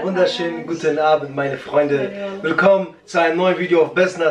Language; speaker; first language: German; early bilingual, other home language; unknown